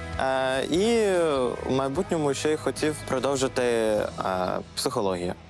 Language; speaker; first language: Ukrainian; non-native, fluent; Uzbek